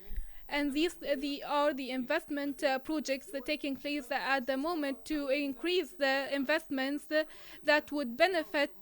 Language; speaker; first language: English; non-native, fluent; Arabic